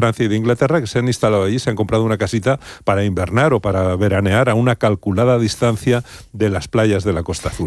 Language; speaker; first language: Spanish; native; Spanish